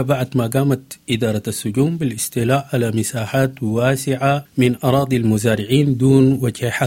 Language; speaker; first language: Arabic; native; Arabic